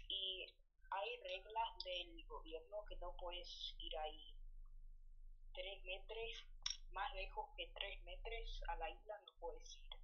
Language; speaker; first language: Spanish; early bilingual, heritage; Spanish